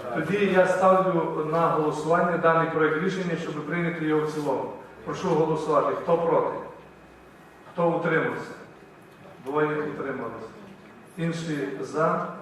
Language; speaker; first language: Ukrainian; native; Ukrainian